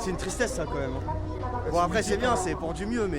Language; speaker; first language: French; native; French